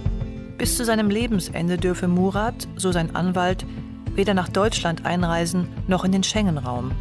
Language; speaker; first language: German; native; German